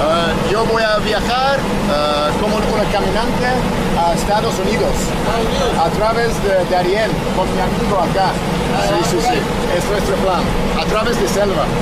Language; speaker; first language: Spanish; non-native, learner; English